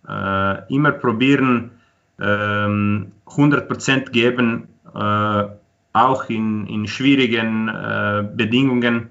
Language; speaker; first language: German; non-native, fluent; Croatian